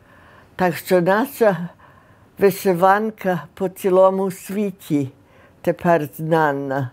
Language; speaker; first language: Ukrainian; early bilingual, heritage; Ukrainian